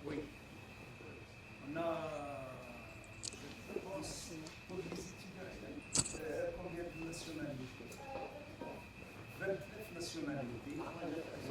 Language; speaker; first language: French; non-native, local second language; Arabic